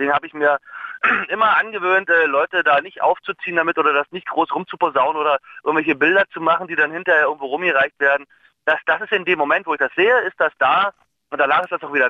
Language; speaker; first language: German; native; German